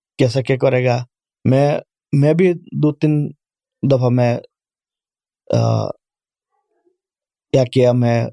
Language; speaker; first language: Urdu; non-native, learner; Bangla